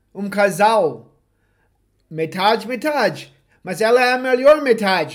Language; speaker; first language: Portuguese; non-native, fluent; English